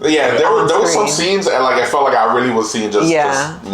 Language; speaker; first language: English; native; English